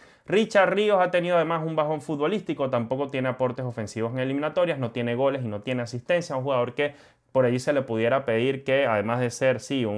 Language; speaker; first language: Spanish; native; Spanish